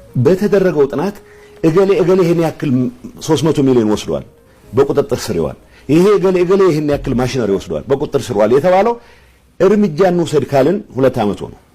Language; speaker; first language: Amharic; non-native, local second language; Tigrinya